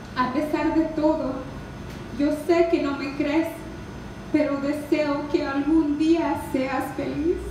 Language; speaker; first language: Spanish; early bilingual, other home language; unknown